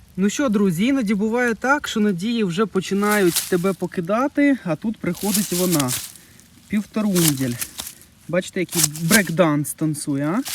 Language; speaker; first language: Ukrainian; native; Ukrainian